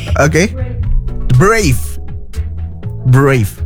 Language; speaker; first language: English; non-native, fluent; Indonesian